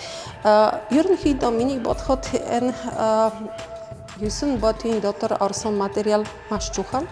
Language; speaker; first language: Mongolian; non-native, fluent; Polish